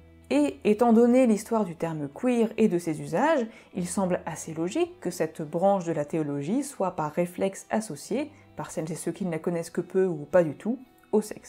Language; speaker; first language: French; native; French